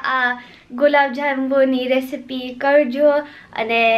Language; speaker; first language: Gujarati; early bilingual, heritage; Gujarati